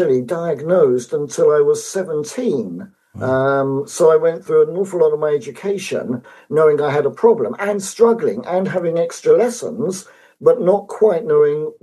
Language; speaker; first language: English; native; English